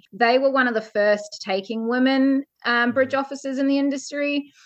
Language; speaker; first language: English; native; English